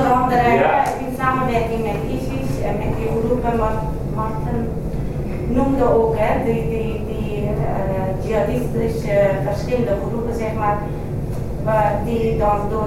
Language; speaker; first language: Dutch; non-native, fluent; Kurdish